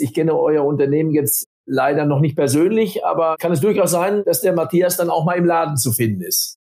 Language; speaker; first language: German; native; German